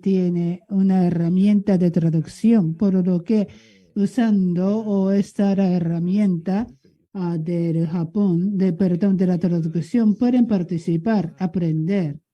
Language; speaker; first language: Spanish; non-native, learner; Japanese